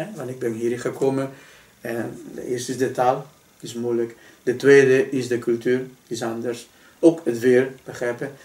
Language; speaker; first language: Dutch; non-native, fluent; Spanish